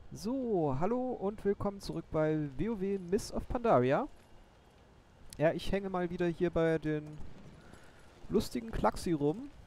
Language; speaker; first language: German; native; German